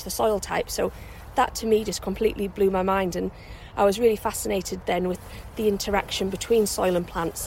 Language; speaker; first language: English; native; English